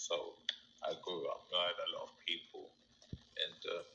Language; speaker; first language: English; native; English